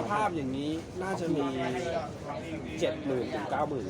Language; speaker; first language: Thai; native; Thai